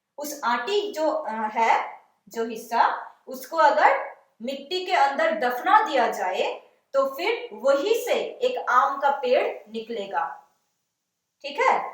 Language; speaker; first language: Hindi; non-native, local second language; Bangla